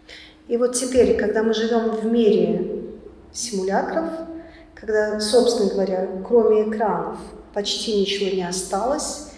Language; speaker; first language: Russian; native; Russian